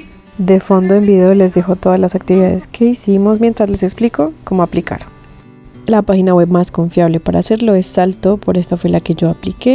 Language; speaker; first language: Spanish; native; Spanish